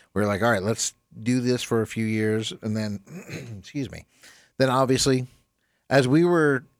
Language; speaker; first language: English; native; English